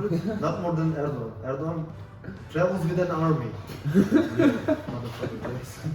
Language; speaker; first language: English; non-native, fluent; Turkish